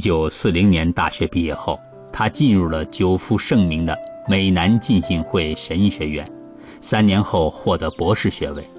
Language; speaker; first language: Chinese; native; Chinese